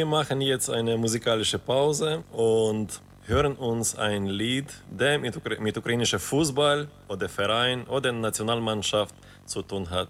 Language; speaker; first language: German; non-native, fluent; Ukrainian